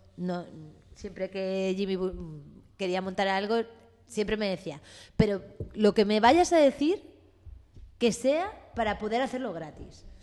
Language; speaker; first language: Spanish; native; Spanish